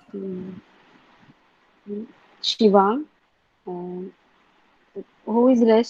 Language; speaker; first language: English; non-native, learner; Hindi